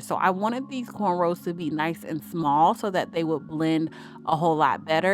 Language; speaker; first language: English; native; English